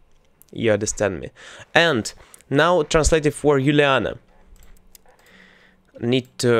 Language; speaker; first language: English; non-native, learner; Russian